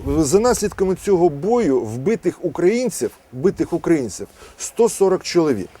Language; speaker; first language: Ukrainian; native; Ukrainian